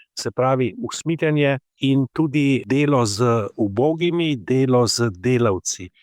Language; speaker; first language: Slovenian; native; Slovenian